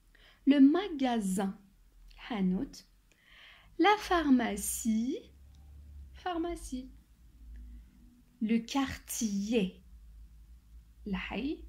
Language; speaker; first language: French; non-native, local second language; Arabic